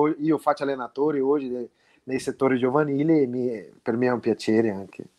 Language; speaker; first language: Italian; non-native, fluent; Portuguese